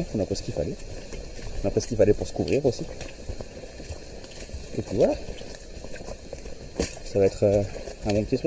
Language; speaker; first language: French; native; French